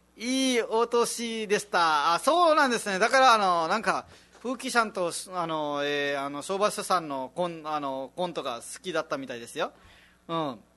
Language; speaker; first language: Japanese; non-native, fluent; Nepali